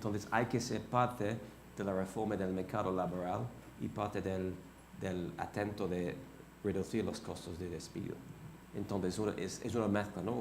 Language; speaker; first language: Spanish; non-native, fluent; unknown